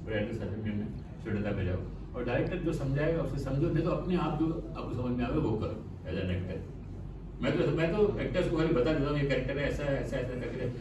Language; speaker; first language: Hindi; non-native, local second language; Sindhi